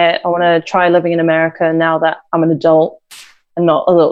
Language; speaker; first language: English; native; English